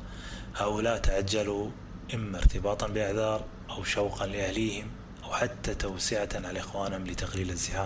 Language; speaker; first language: Arabic; native; Arabic